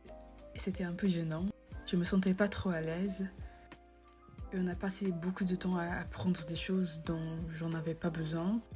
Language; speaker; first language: French; non-native, fluent; English